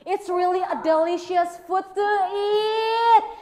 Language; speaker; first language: English; non-native, learner; Indonesian